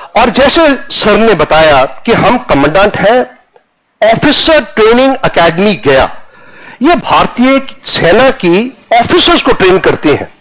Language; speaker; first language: Hindi; non-native, local second language; Punjabi